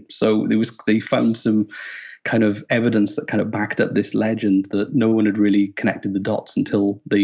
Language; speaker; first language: English; native; English